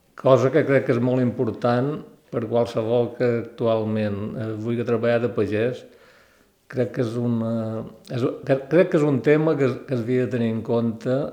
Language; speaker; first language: Catalan; native; Catalan